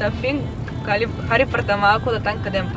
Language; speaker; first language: Indonesian; non-native, fluent; Bulgarian